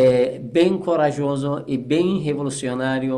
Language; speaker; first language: Portuguese; non-native, fluent; Persian